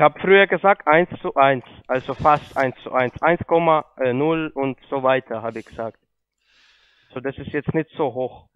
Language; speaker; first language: German; non-native, fluent; Polish